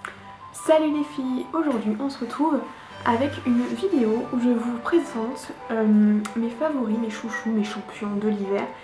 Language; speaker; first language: French; native; French